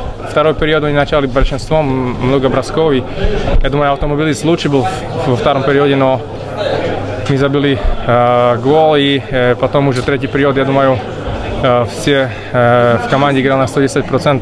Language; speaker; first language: Russian; non-native, learner; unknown